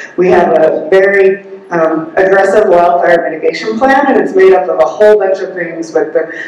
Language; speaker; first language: English; native; English